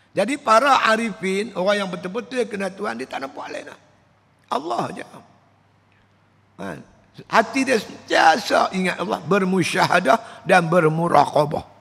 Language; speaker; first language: Malay; native; Malay